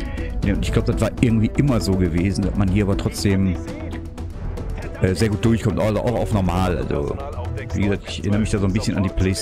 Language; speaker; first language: German; native; German